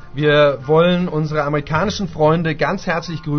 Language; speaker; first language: German; native; German